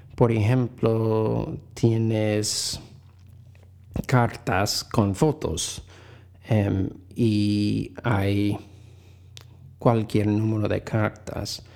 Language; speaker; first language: Spanish; non-native, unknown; English